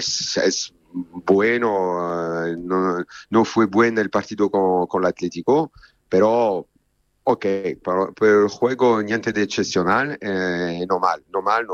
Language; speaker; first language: Spanish; non-native, fluent; Italian